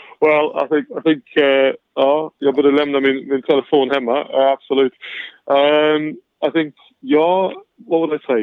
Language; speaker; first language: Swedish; non-native, fluent; English